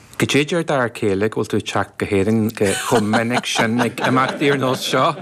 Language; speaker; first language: Irish; native; Irish